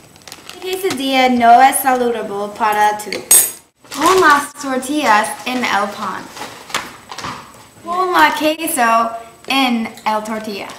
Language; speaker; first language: Spanish; non-native, learner; English